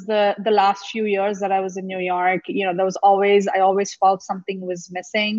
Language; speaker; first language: English; non-native, local second language; Gujarati